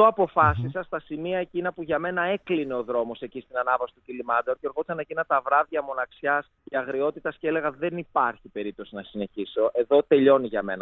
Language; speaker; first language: Greek; native; Greek